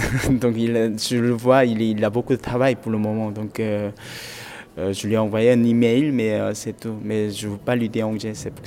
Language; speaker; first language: French; non-native, fluent; Korean